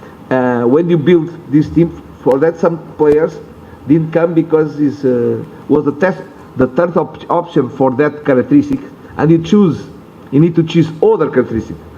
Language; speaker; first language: English; non-native, learner; Portuguese